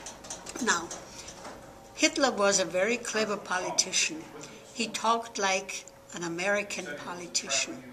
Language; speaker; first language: English; non-native, fluent; German